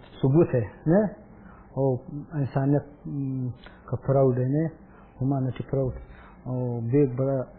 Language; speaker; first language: Hindi; non-native, learner; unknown